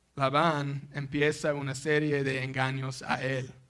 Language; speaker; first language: Spanish; non-native, fluent; English